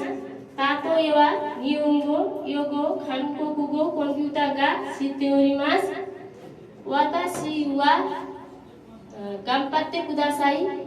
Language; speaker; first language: Japanese; non-native, learner; Nepali